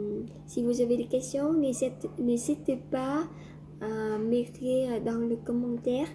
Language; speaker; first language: French; non-native, learner; Vietnamese